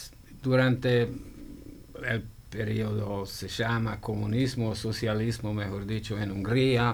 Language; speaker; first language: Spanish; non-native, fluent; Hungarian